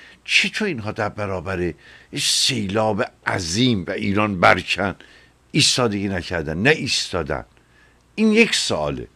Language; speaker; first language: Persian; native; Persian